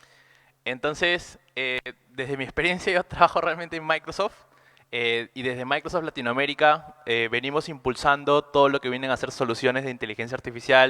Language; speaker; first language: Spanish; native; Spanish